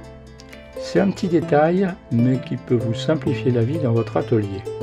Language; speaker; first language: French; native; French